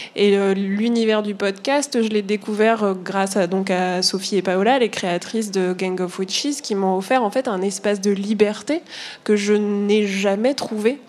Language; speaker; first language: French; native; French